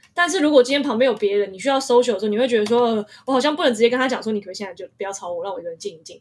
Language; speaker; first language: Chinese; early bilingual, heritage; Chinese